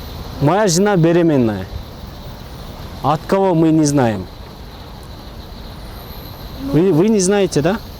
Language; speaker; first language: Russian; non-native, local second language; Kyrgyz